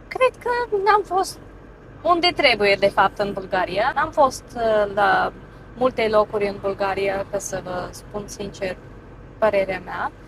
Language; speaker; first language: Romanian; non-native, fluent; Bulgarian